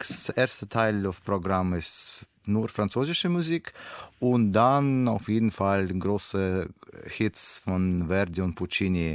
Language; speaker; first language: German; non-native, learner; Russian